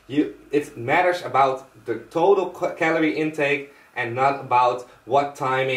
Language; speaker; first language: English; non-native, fluent; Dutch